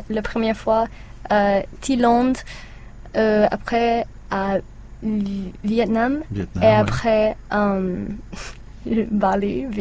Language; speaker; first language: French; non-native, learner; English